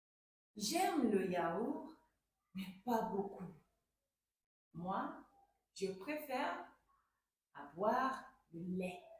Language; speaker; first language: French; non-native, fluent; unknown